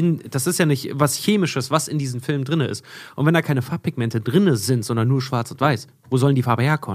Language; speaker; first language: German; native; German